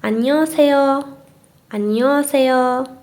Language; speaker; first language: Korean; non-native, fluent; Persian